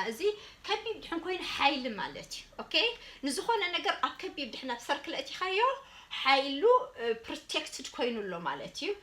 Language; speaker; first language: Tigrinya; early bilingual, heritage; Tigrinya